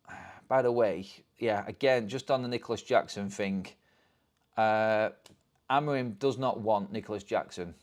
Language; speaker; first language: English; native; English